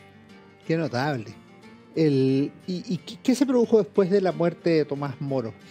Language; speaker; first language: Spanish; native; Spanish